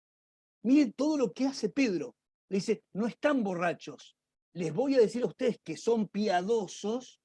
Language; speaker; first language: Spanish; native; Spanish